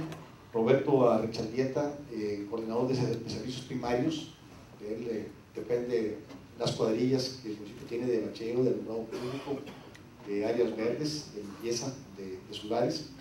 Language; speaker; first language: Spanish; native; Spanish